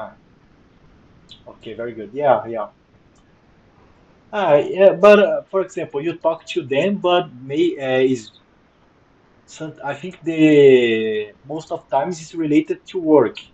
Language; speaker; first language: English; non-native, fluent; Portuguese